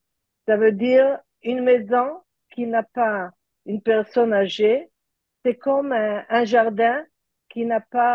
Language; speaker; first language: French; early bilingual, heritage; French